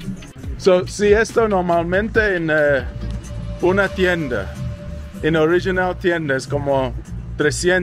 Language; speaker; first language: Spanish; non-native, learner; English